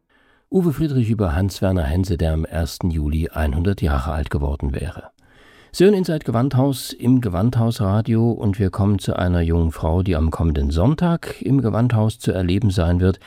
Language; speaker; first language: German; native; German